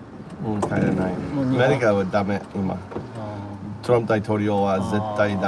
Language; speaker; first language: Japanese; non-native, learner; English